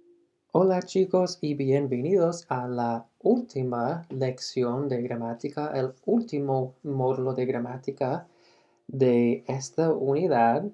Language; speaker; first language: Spanish; non-native, fluent; English